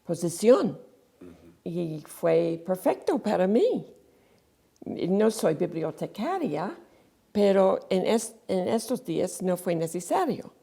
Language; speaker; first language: Spanish; non-native, fluent; English